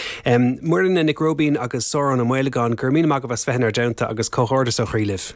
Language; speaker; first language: Irish; native; Irish